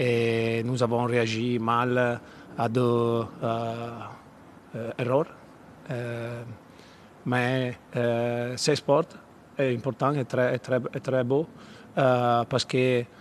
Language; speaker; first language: French; non-native, fluent; Italian